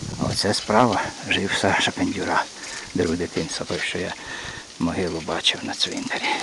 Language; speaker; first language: Ukrainian; native; Ukrainian